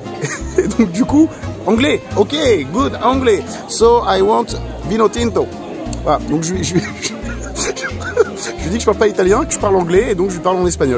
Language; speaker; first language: French; native; French